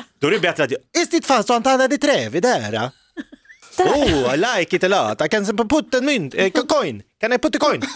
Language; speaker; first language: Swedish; native; Swedish